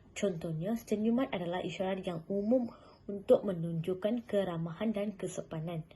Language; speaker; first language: Malay; non-native, local second language; Tamil